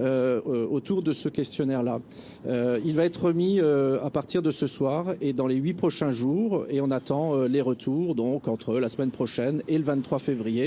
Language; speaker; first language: French; native; French